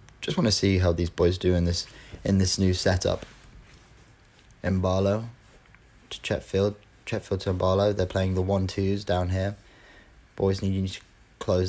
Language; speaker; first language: English; native; English